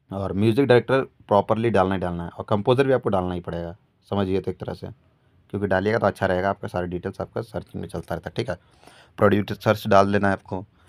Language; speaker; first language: Hindi; native; Hindi